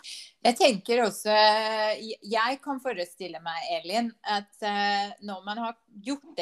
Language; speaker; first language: Swedish; non-native, fluent; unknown